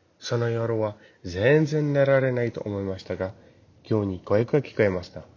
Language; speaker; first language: Japanese; non-native, learner; English